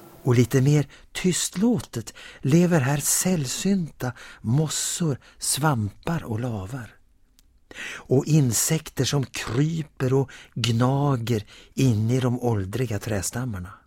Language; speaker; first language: Swedish; native; Swedish